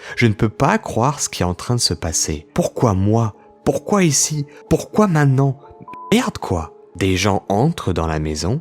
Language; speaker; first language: French; native; French